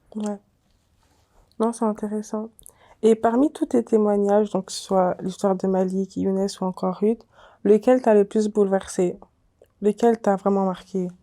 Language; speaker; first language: French; early bilingual, other home language; Kongo